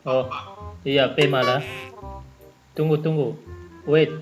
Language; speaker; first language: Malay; non-native, local second language; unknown